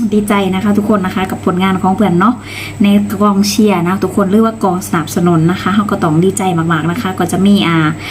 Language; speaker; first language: Thai; native; Thai